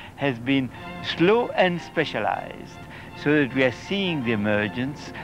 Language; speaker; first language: English; non-native, fluent; Italian